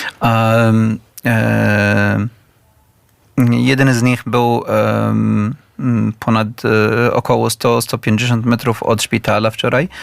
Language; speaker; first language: Polish; non-native, learner; Arabic